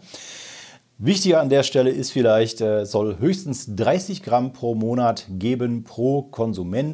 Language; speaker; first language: German; native; German